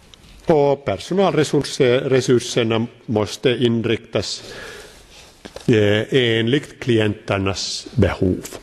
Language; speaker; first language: Swedish; non-native, local second language; Finnish